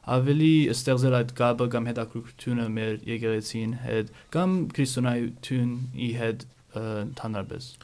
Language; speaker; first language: Armenian; early bilingual, heritage; Armenian